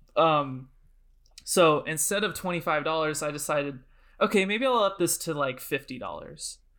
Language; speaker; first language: English; native; English